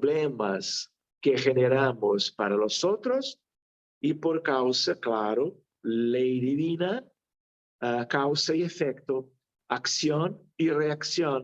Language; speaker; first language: Spanish; non-native, fluent; Portuguese